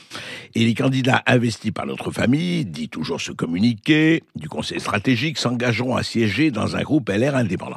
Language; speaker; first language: French; native; French